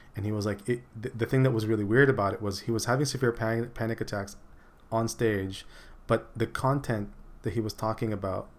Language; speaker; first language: English; early bilingual, other home language; Filipino